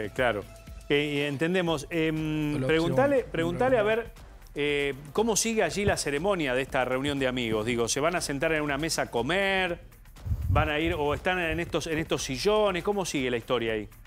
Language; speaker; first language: Spanish; native; Spanish